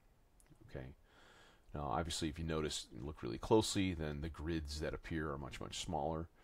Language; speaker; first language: English; native; English